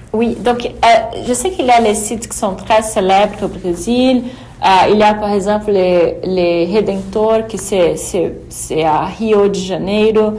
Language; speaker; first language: French; non-native, fluent; Portuguese